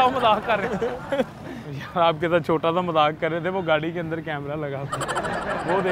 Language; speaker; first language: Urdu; non-native, local second language; Punjabi